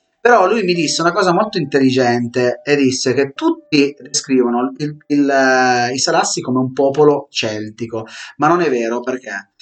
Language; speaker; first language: Italian; native; Italian